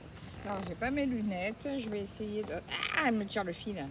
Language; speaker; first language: French; native; French